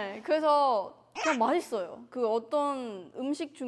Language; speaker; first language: Korean; non-native, fluent; Chinese